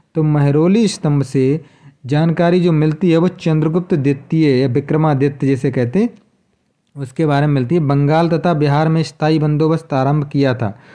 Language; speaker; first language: Hindi; native; Hindi